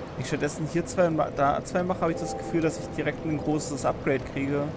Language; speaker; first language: German; native; German